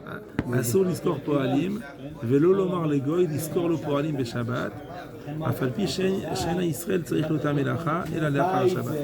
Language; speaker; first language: Hebrew; non-native, fluent; French